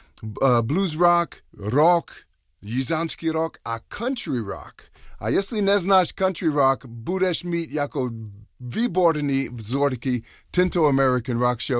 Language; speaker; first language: Czech; non-native, learner; English